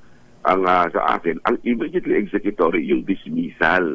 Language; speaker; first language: Filipino; native; Filipino